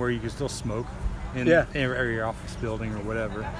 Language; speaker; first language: English; native; English